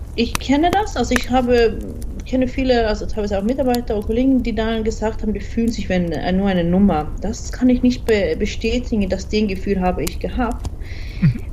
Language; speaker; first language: German; non-native, fluent; Norwegian